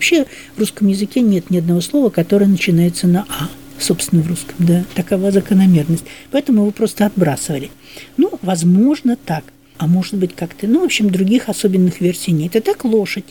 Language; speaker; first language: Russian; native; Russian